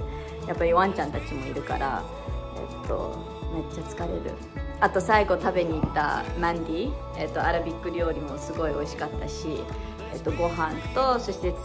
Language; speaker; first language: Japanese; early bilingual, heritage; English